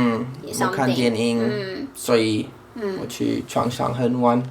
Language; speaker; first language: Chinese; non-native, learner; English